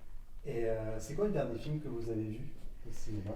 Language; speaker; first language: French; native; French